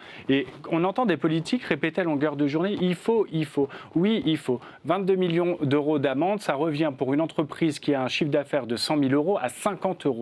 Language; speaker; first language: French; native; French